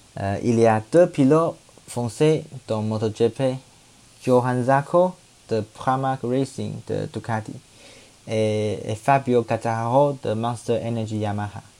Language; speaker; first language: French; non-native, learner; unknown